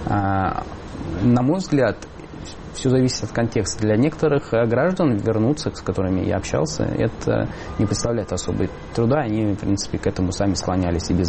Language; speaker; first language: Russian; native; Russian